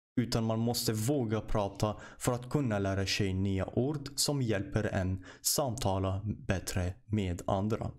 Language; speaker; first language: Swedish; non-native, fluent; Arabic